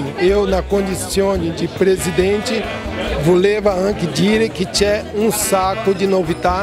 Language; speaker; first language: Italian; non-native, learner; Portuguese